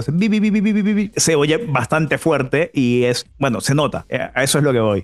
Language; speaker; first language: Spanish; native; Spanish